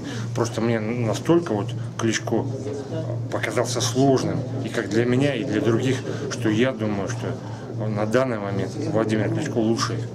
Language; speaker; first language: Russian; native; Russian